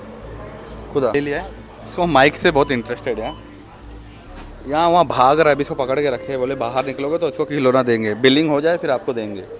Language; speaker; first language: Hindi; native; Hindi